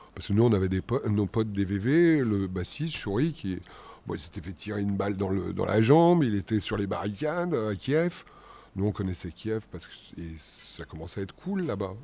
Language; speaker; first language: French; native; French